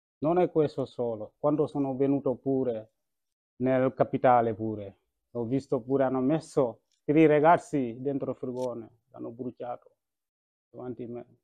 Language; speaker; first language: Italian; non-native, learner; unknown